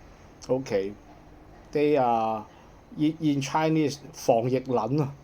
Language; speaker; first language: English; non-native, learner; Cantonese